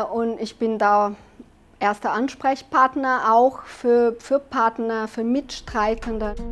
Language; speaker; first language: German; non-native, fluent; Portuguese